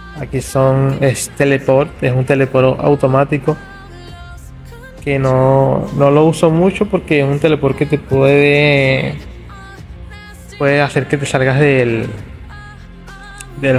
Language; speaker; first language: Spanish; non-native, fluent; Portuguese